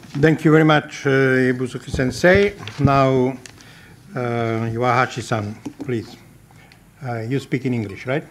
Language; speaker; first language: English; non-native, fluent; Italian